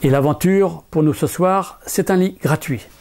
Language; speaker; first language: French; native; French